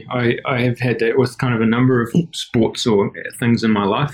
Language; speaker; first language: English; native; English